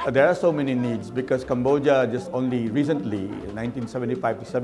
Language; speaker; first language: English; non-native, local second language; Filipino